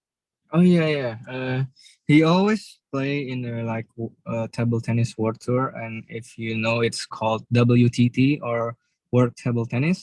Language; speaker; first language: English; non-native, learner; Indonesian